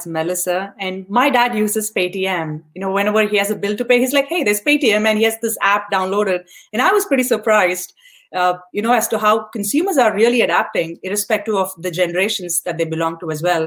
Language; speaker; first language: English; non-native, local second language; Tamil